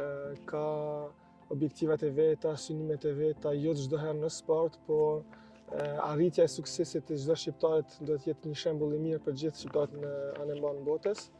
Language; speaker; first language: Albanian; early bilingual, heritage; Albanian